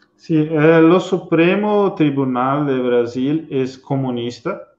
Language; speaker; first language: Spanish; non-native, learner; Portuguese